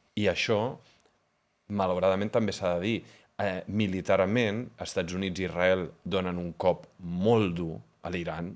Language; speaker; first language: Catalan; early bilingual, other home language; Hebrew